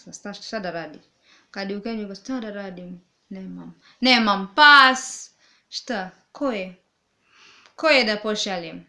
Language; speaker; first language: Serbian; non-native, learner; English